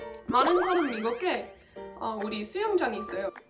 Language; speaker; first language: Korean; non-native, fluent; English